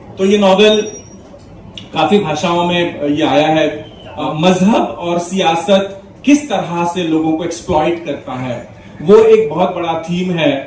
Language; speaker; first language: Hindi; non-native, local second language; Konkani